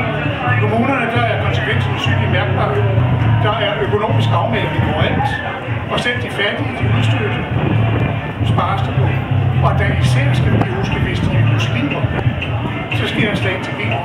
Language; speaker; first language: Danish; native; Danish